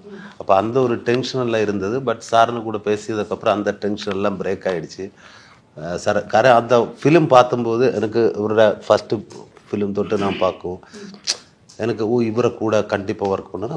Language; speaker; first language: Tamil; non-native, learner; Malayalam